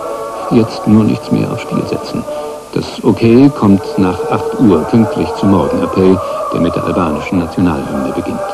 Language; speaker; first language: German; native; German